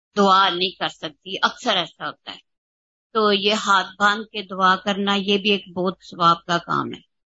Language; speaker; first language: Urdu; native; Urdu